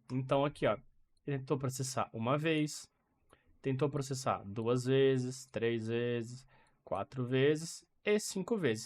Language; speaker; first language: Portuguese; native; Portuguese